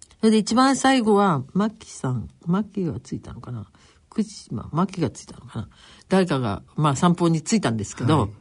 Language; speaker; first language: Japanese; native; Japanese